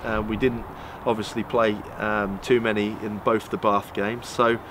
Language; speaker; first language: English; native; English